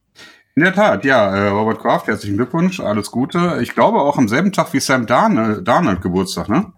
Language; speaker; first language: German; native; German